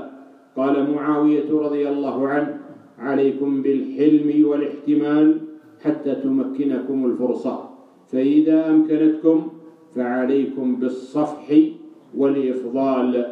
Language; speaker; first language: Arabic; native; Arabic